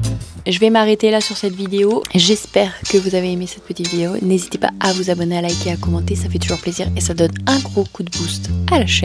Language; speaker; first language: French; native; French